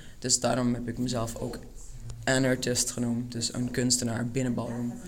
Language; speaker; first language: Dutch; non-native, local second language; Papiamento